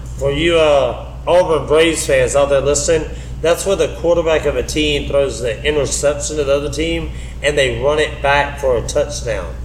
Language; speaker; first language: English; native; English